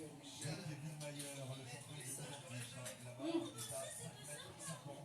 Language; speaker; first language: French; native; French